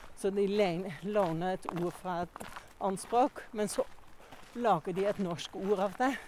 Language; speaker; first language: Norwegian; non-native, fluent; Dutch